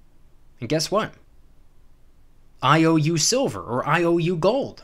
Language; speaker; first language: English; native; English